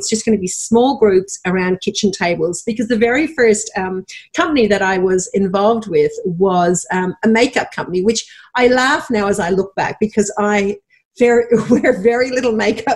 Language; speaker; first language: English; native; English